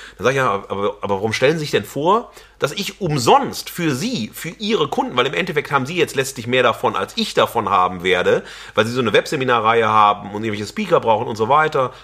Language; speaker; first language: German; native; German